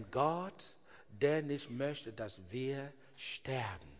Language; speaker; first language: German; non-native, learner; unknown